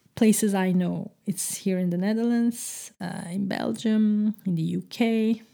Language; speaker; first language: English; non-native, fluent; Turkish